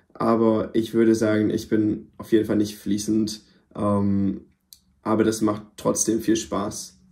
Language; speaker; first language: German; non-native, fluent; English